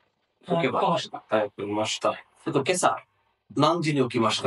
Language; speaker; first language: Japanese; non-native, fluent; Bangla